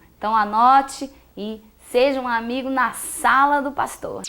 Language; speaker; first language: Portuguese; native; Portuguese